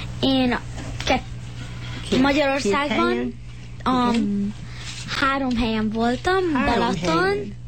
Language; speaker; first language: Hungarian; early bilingual, heritage; Hungarian